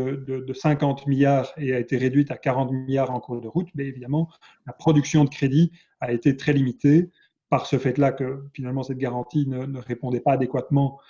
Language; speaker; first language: French; native; French